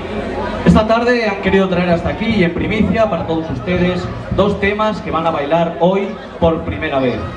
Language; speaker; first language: Spanish; native; Spanish